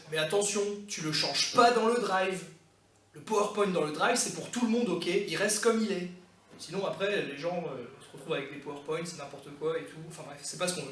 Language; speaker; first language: French; native; French